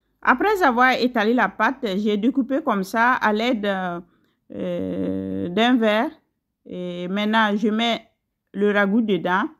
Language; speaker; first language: French; non-native, local second language; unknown